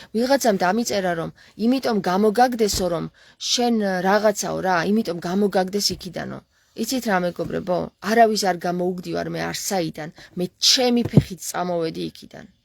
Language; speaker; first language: Georgian; native; Georgian